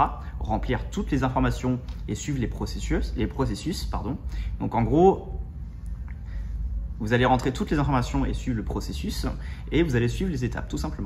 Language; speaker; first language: French; native; French